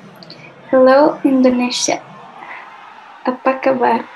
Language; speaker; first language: Indonesian; non-native, learner; Spanish